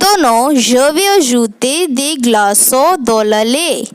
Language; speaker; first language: French; non-native, learner; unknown